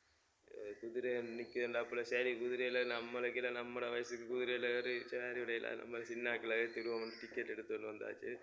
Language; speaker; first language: Tamil; native; Tamil